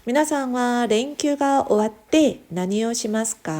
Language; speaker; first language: Japanese; non-native, fluent; Korean